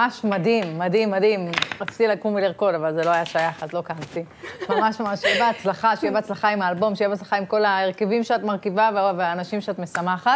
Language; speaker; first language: Hebrew; native; Hebrew